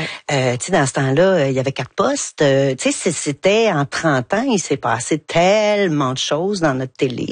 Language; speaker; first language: French; native; French